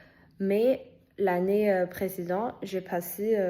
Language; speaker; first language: French; non-native, fluent; Chinese